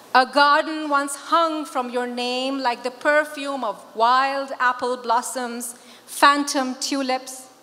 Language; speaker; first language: English; non-native, local second language; Urdu